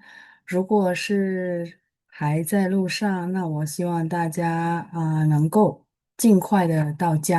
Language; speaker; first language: Chinese; non-native, fluent; Indonesian